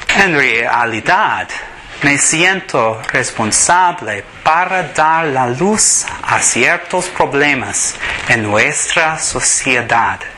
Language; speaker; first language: Spanish; non-native, learner; English